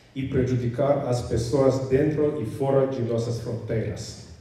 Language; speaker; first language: Portuguese; non-native, learner; English